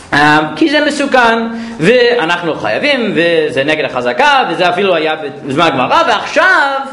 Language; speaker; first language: Hebrew; non-native, fluent; English